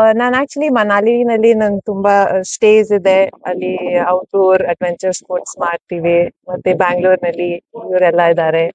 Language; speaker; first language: Kannada; early bilingual, heritage; Kannada